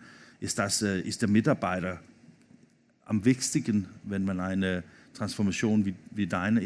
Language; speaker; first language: German; non-native, learner; Danish